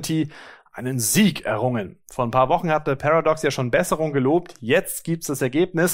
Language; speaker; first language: German; native; German